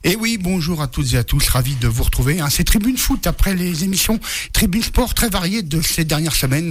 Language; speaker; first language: French; native; French